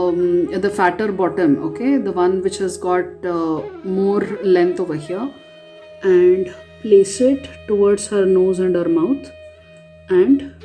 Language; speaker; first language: English; non-native, local second language; Kannada